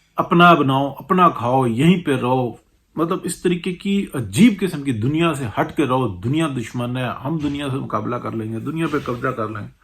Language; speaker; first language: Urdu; native; Urdu